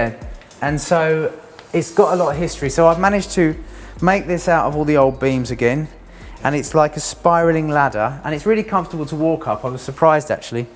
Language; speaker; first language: English; native; English